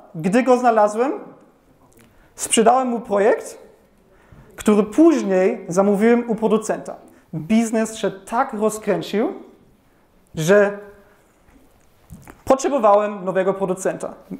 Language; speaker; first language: Polish; non-native, fluent; German